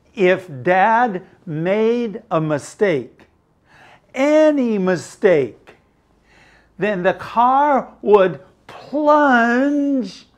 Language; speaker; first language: English; native; English